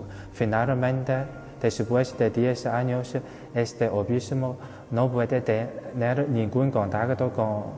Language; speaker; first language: Spanish; non-native, fluent; Chinese